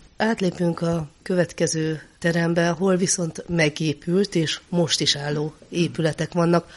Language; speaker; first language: Hungarian; native; Hungarian